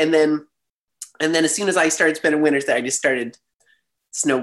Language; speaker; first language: English; native; English